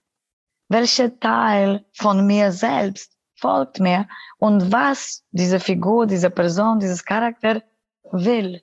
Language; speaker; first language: German; non-native, fluent; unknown